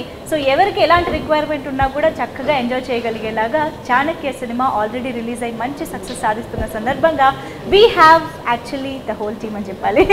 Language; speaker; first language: Telugu; native; Telugu